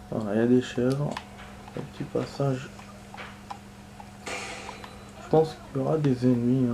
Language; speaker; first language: French; native; French